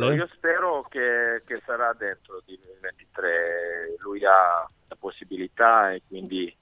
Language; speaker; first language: Italian; non-native, fluent; Serbian